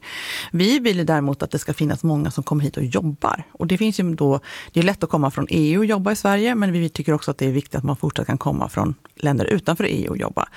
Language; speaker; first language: Swedish; native; Swedish